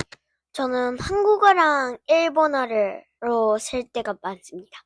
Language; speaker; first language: Korean; early bilingual, heritage; Korean